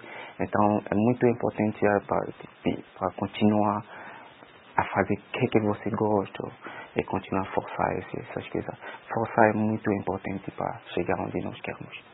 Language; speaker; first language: Portuguese; non-native, local second language; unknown